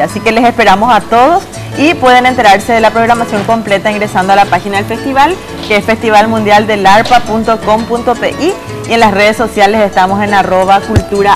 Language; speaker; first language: Spanish; native; Spanish